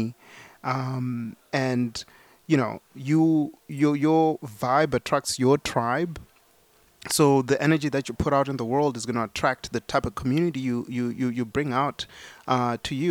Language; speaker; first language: English; non-native, local second language; Shona